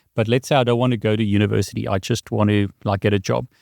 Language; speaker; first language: English; native; English